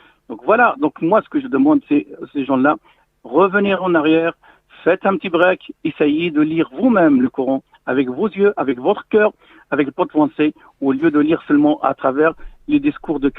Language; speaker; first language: French; non-native, local second language; Arabic